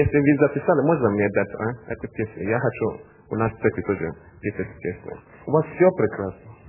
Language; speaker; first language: Russian; non-native, learner; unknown